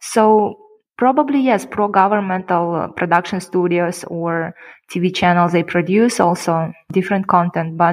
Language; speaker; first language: English; non-native, fluent; Kyrgyz